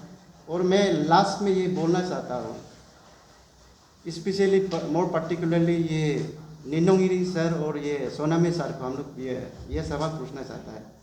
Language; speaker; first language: Hindi; non-native, local second language; Adi